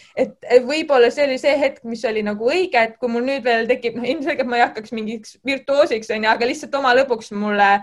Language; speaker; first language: Estonian; native; Estonian